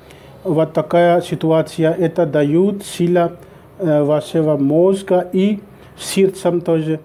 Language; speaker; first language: Russian; non-native, learner; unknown